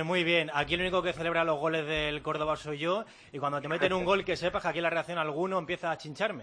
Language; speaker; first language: Spanish; native; Spanish